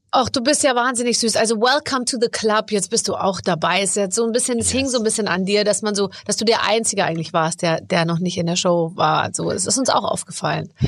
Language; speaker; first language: German; native; German